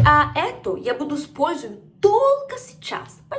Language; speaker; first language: Russian; non-native, learner; Spanish